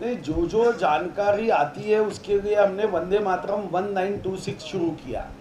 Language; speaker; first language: Hindi; non-native, local second language; Marathi